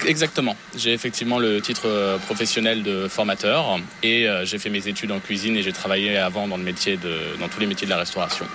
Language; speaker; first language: French; native; French